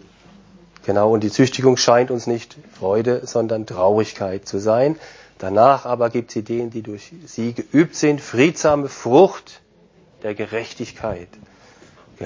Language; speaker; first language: German; non-native, fluent; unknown